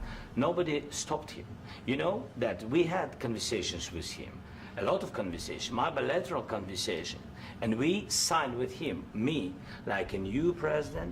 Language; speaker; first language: English; non-native, fluent; Russian